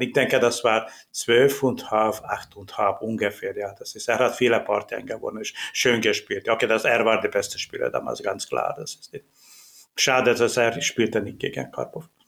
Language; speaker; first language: German; non-native, learner; Hungarian